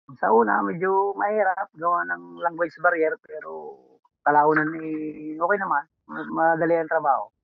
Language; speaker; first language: Filipino; native; Filipino